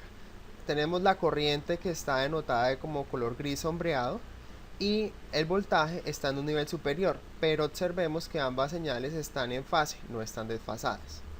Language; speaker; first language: Spanish; native; Spanish